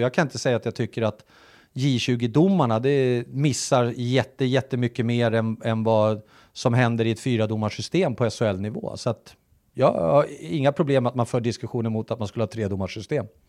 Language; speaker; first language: Swedish; native; Swedish